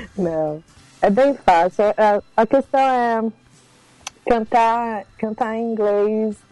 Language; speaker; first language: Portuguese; native; Portuguese